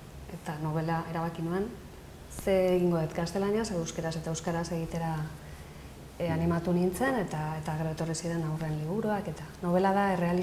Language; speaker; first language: Basque; non-native, local second language; Spanish